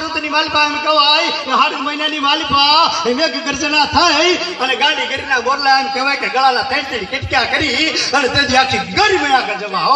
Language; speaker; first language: Gujarati; native; Gujarati